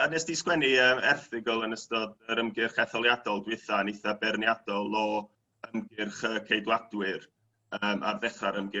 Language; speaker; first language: Welsh; native; Welsh